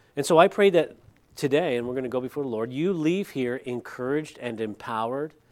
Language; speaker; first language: English; early bilingual, other home language; Dutch